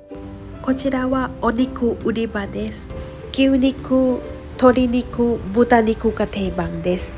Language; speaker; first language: Japanese; non-native, fluent; Thai